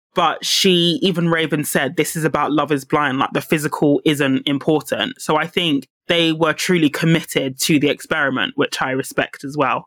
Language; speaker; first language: English; native; English